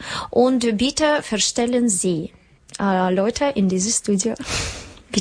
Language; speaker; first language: German; non-native, learner; Russian